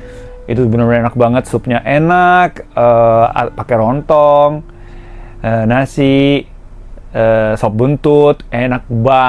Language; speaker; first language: Indonesian; non-native, fluent; Japanese